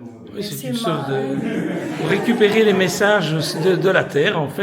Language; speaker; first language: French; native; French